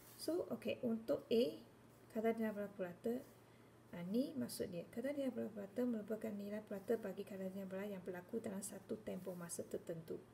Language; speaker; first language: Malay; non-native, local second language; Chinese